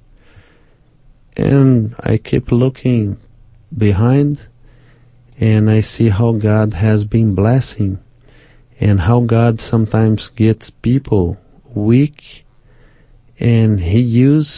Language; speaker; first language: English; non-native, fluent; Portuguese